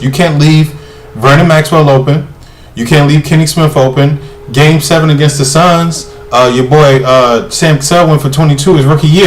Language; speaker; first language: English; native; English